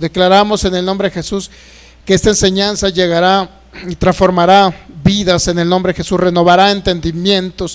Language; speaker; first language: Spanish; native; Spanish